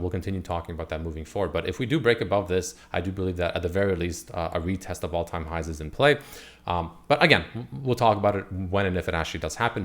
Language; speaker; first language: English; native; English